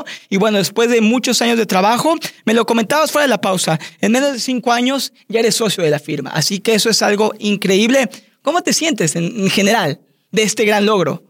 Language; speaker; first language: Spanish; native; Spanish